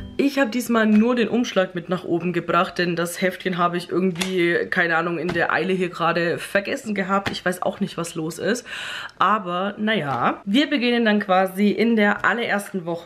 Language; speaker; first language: German; native; German